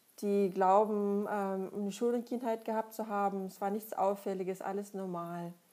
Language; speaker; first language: German; non-native, fluent; Russian